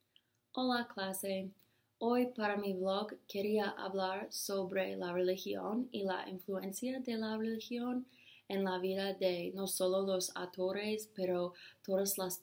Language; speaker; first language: Spanish; non-native, learner; English